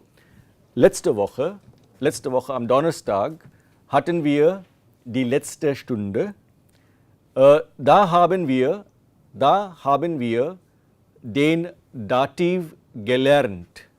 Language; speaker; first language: German; non-native, fluent; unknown